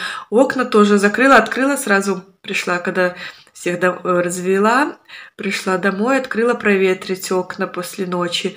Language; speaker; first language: Russian; native; Russian